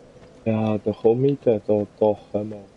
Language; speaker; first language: German; native; German